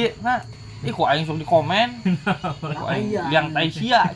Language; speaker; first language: Indonesian; non-native, local second language; Sundanese